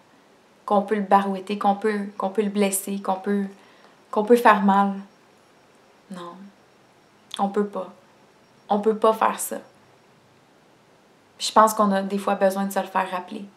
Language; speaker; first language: French; native; French